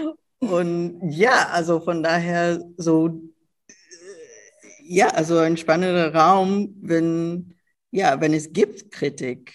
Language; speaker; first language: German; non-native, local second language; English